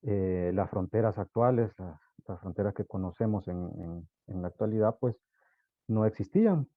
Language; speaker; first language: Spanish; native; Spanish